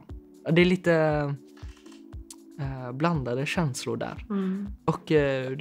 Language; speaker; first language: Swedish; early bilingual, other home language; Chinese